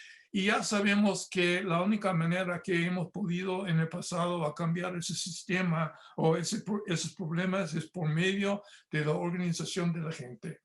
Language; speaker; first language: Spanish; non-native, fluent; English